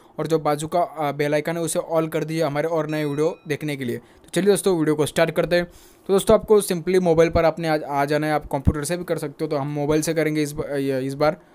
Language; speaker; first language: Hindi; non-native, local second language; Marathi